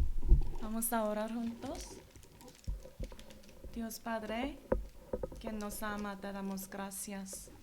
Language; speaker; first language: Spanish; non-native, fluent; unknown